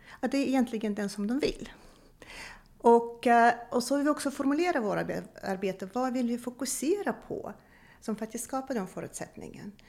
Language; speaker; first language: Swedish; non-native, fluent; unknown